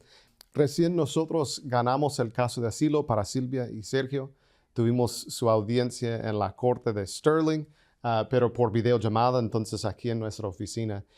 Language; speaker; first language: Spanish; non-native, fluent; English